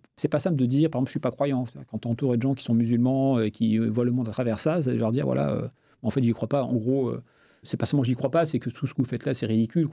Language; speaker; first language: French; native; French